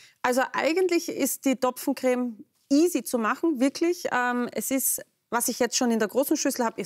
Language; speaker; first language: German; native; German